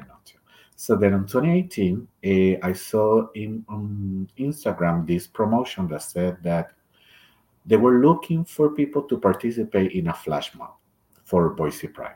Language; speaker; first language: English; non-native, fluent; Spanish